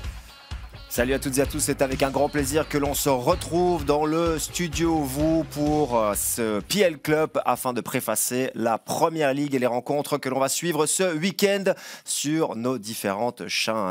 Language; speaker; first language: French; native; French